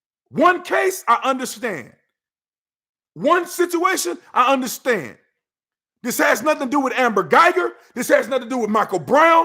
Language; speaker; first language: English; native; English